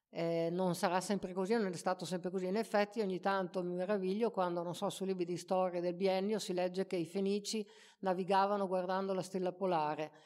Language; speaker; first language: Italian; native; Italian